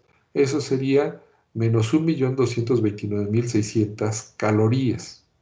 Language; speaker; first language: Spanish; native; Spanish